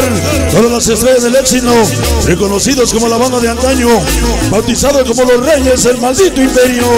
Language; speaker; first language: Spanish; native; Spanish